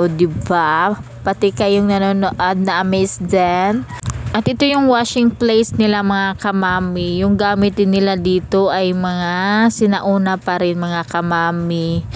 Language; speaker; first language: Filipino; non-native, local second language; Cebuano